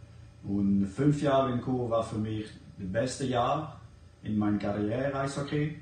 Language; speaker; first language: German; non-native, learner; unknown